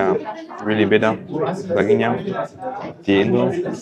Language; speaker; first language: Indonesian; non-native, learner; German